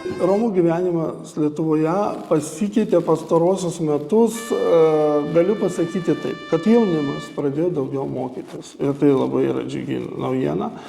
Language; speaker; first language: Lithuanian; non-native, local second language; Romany